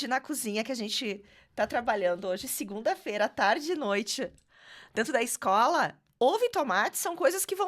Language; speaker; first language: Portuguese; native; Portuguese